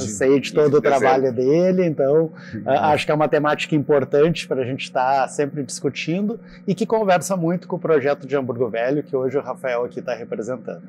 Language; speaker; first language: Portuguese; native; Portuguese